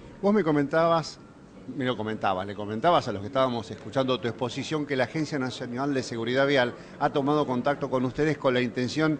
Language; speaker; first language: Spanish; native; Spanish